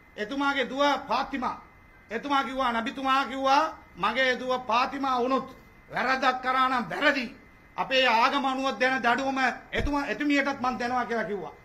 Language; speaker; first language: Sinhala; non-native, local second language; Tamil